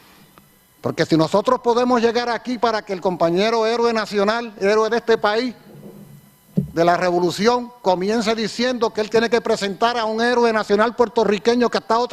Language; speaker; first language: Spanish; native; Spanish